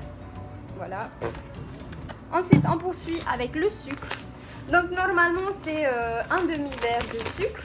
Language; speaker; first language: French; native; French